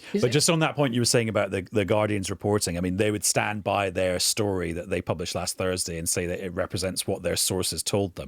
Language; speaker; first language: English; native; English